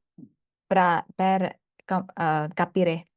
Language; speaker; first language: Italian; non-native, learner; Thai